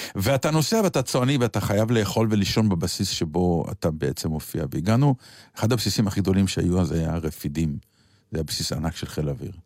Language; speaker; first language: Hebrew; native; Hebrew